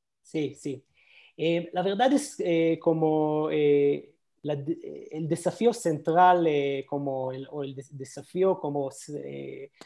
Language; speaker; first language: Spanish; non-native, learner; Hebrew